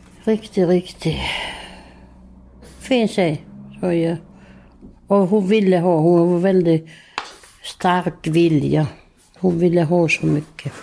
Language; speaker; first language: Swedish; non-native, fluent; Finnish